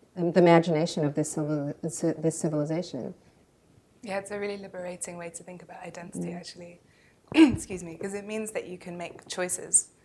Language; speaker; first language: English; early bilingual, other home language; Russian